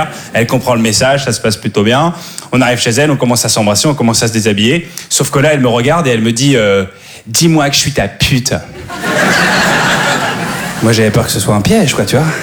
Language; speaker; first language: French; native; French